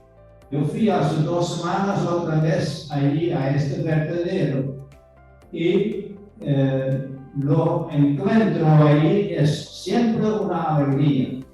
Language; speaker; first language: Spanish; non-native, fluent; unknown